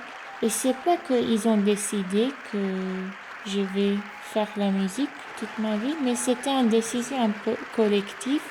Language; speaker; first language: French; non-native, fluent; English